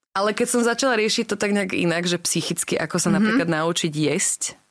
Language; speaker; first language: Slovak; early bilingual, other home language; English